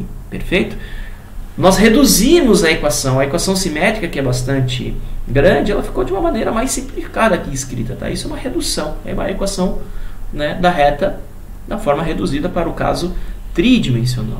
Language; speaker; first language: Portuguese; native; Portuguese